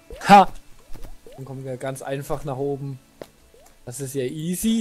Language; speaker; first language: German; native; German